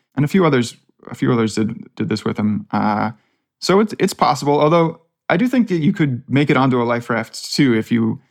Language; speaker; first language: English; native; English